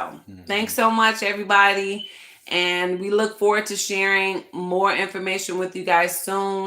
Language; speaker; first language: English; native; English